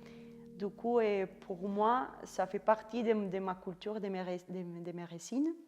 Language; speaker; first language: French; non-native, fluent; Spanish